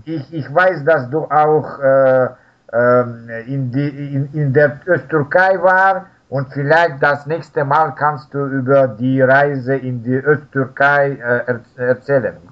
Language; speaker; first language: German; non-native, learner; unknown